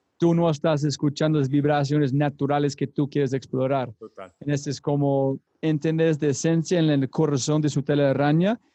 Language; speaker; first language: Spanish; non-native, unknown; English